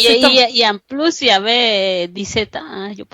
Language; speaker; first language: French; non-native, fluent; Spanish